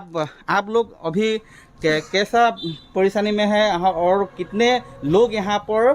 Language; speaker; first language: Hindi; non-native, local second language; Assamese